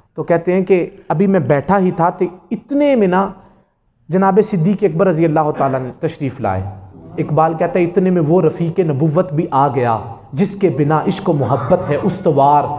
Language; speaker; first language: Urdu; non-native, local second language; Punjabi